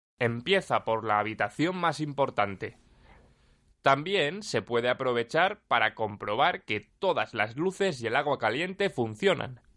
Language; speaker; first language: Spanish; native; Spanish